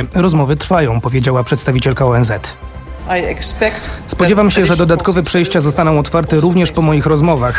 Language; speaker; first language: Polish; native; Polish